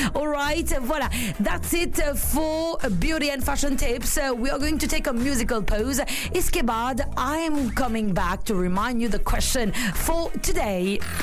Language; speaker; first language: English; non-native, local second language; Morisyen